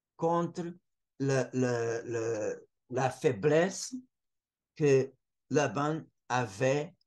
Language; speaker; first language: French; non-native, fluent; Portuguese